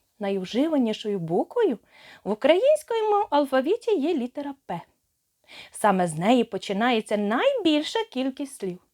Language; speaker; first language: Ukrainian; native; Ukrainian